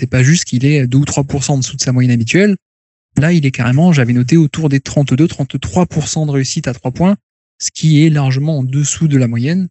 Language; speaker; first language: French; native; French